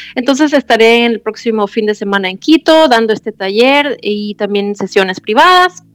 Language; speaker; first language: Spanish; non-native, fluent; German